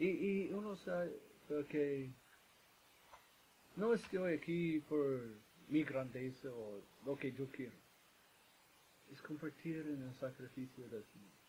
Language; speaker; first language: Spanish; non-native, fluent; English